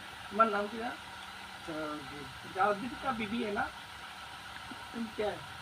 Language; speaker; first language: Hindi; non-native, local second language; Bangla